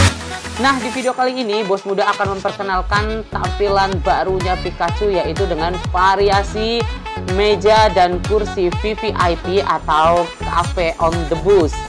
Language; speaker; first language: Indonesian; native; Indonesian